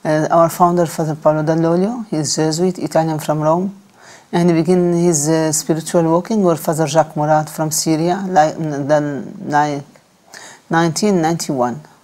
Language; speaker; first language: English; non-native, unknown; Arabic